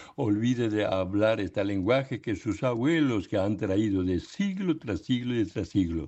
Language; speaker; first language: Spanish; non-native, local second language; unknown